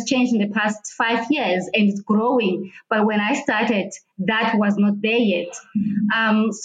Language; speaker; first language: English; non-native, local second language; Xhosa